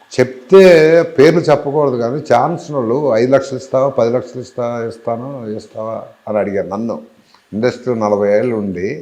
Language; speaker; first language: Telugu; native; Telugu